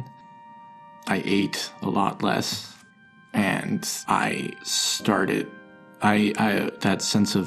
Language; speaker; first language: English; native; English